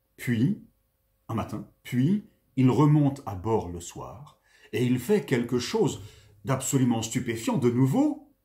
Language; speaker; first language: French; native; French